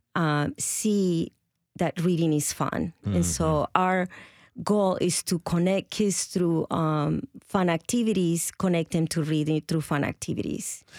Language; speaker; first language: English; non-native, fluent; Spanish